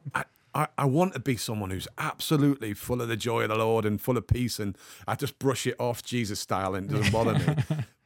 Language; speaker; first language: English; native; English